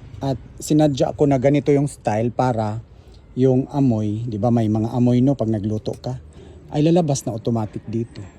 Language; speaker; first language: Filipino; non-native, local second language; Cebuano